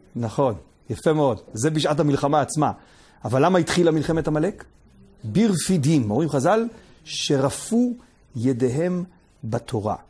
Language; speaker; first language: Hebrew; native; Hebrew